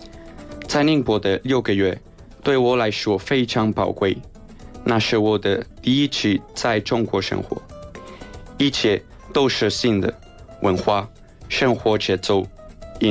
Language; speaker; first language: Chinese; non-native, fluent; Spanish